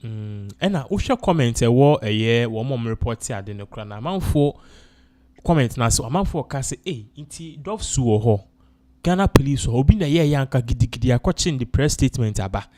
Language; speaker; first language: English; non-native, local second language; Akan